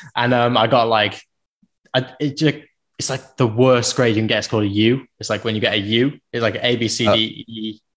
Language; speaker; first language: English; native; English